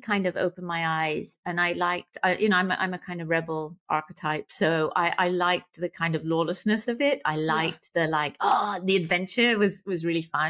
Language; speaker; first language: English; native; English